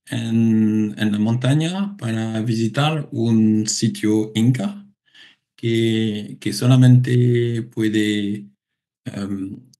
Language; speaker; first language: Spanish; non-native, learner; French